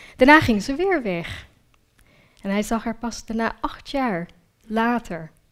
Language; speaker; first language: Dutch; early bilingual, other home language; Urdu